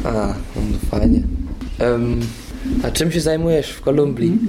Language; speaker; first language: Polish; early bilingual, heritage; Polish